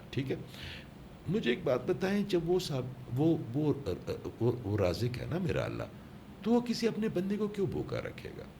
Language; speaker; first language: Urdu; non-native, local second language; Pashto